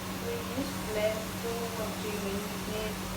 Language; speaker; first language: English; non-native, learner; Vietnamese